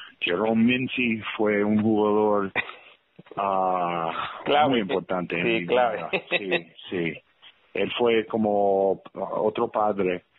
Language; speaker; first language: Spanish; early bilingual, heritage; English